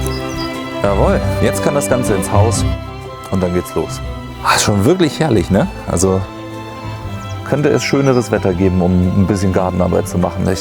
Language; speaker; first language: German; native; German